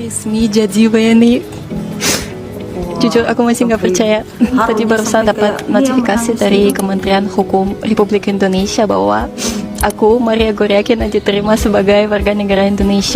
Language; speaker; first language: Indonesian; non-native, fluent; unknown